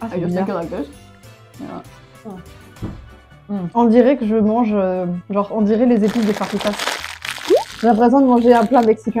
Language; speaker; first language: French; native; French